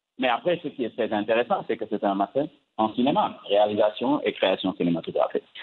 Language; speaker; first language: French; non-native, local second language; Wolof